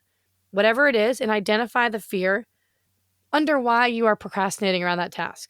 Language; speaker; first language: English; native; English